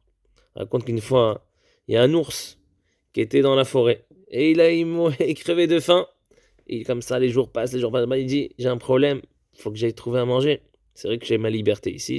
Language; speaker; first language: French; native; French